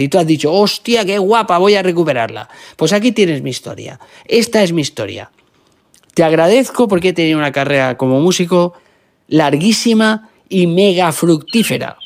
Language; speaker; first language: Spanish; native; Spanish